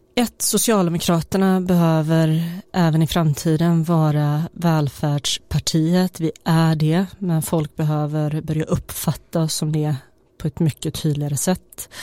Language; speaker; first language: Swedish; early bilingual, other home language; Bosnian